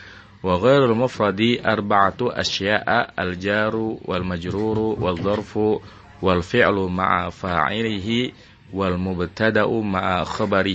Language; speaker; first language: Arabic; non-native, fluent; Indonesian